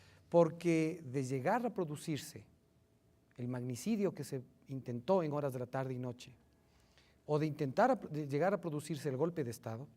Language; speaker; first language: Spanish; native; Spanish